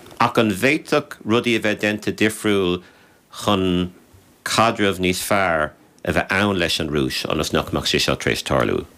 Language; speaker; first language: Irish; native; Irish